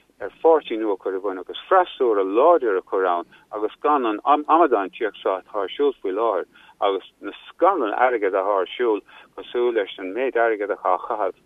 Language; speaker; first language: Irish; non-native, local second language; English